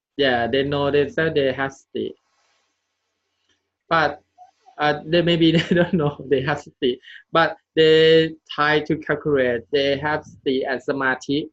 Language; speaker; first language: English; non-native, learner; Thai